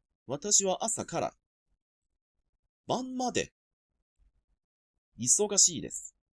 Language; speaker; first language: Japanese; non-native, fluent; Cantonese